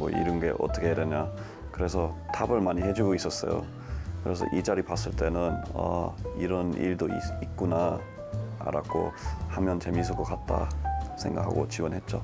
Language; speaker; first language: Korean; non-native, fluent; English